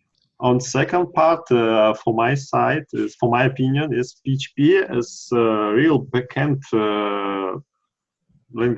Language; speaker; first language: English; non-native, learner; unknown